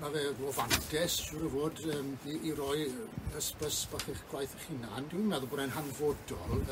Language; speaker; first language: Welsh; native; Welsh